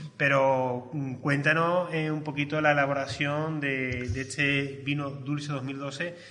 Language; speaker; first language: Spanish; native; Spanish